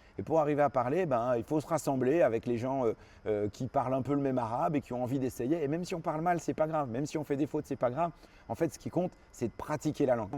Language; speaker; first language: French; early bilingual, other home language; Arabic